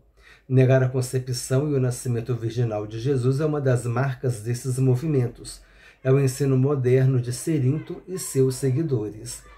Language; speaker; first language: Portuguese; native; Portuguese